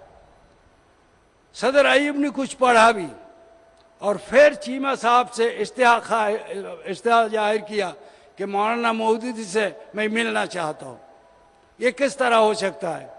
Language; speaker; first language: Urdu; non-native, fluent; Bangla